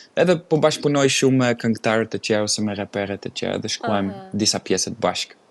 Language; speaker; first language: Albanian; non-native, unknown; Dutch